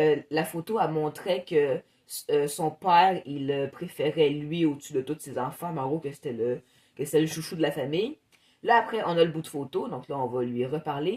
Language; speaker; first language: French; native; French